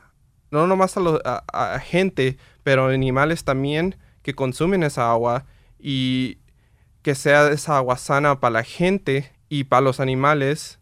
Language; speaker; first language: Spanish; early bilingual, heritage; Spanish